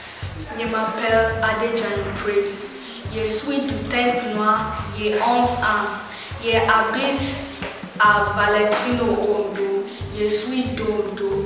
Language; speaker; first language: French; non-native, learner; Yoruba